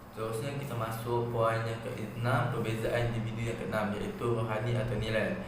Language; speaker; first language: Malay; native; Malay